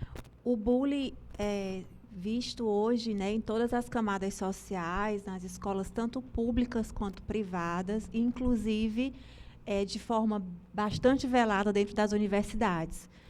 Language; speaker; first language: Portuguese; native; Portuguese